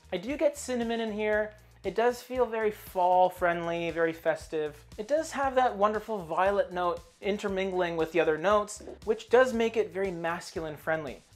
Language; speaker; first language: English; native; English